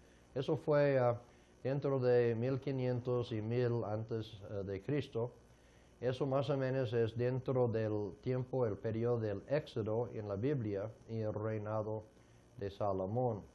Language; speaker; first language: Spanish; non-native, fluent; English